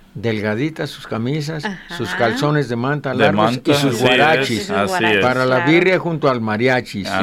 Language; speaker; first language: Spanish; native; Spanish